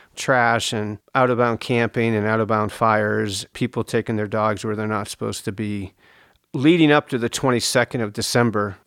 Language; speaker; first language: English; native; English